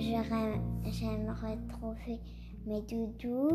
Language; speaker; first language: French; early bilingual, heritage; French